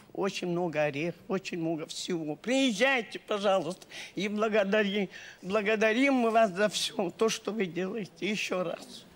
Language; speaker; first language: Russian; native; Russian